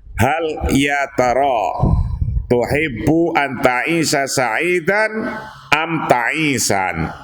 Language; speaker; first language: Arabic; non-native, fluent; Indonesian